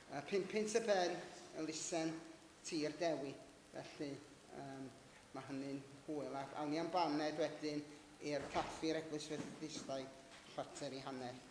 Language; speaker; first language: Welsh; native; Welsh